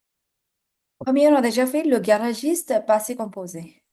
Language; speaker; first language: French; non-native, fluent; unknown